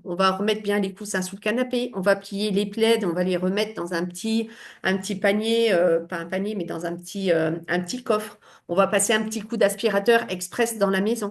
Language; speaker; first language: French; native; French